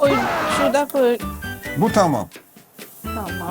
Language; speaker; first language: Turkish; non-native, learner; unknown